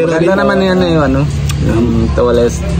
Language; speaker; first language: Filipino; non-native, learner; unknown